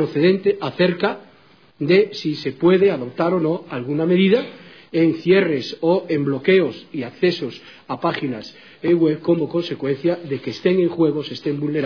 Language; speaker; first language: Spanish; native; Spanish